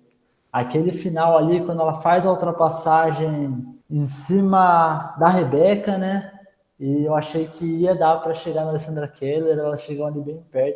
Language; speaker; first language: Portuguese; native; Portuguese